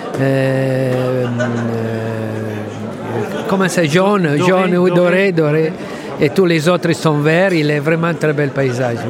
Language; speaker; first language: French; non-native, fluent; Italian